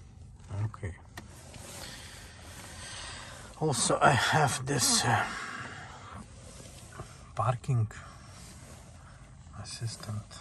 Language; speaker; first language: English; non-native, learner; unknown